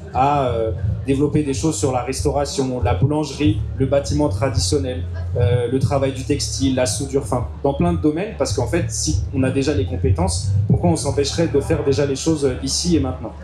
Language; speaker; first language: French; native; French